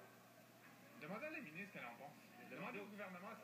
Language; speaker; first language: French; native; French